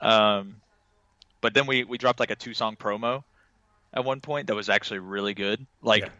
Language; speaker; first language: English; native; English